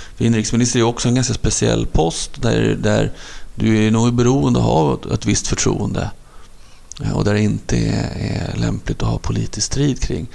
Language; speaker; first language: Swedish; native; Swedish